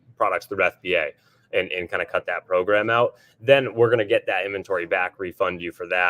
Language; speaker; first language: English; native; English